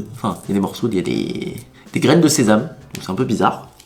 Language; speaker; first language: French; native; French